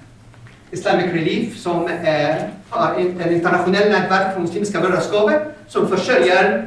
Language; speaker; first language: Swedish; non-native, fluent; Arabic